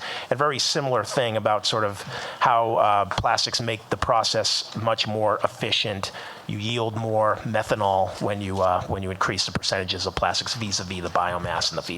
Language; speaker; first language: English; native; English